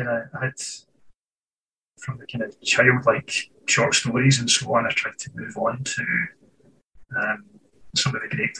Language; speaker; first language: English; native; English